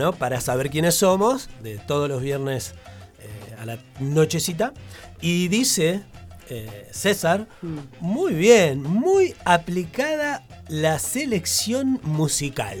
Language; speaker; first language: Spanish; native; Spanish